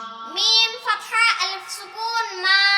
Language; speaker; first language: Arabic; non-native, learner; Bangla